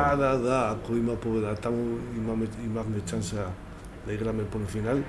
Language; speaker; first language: Macedonian; non-native, learner; Spanish